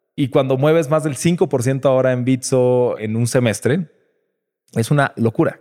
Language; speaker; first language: Spanish; native; Spanish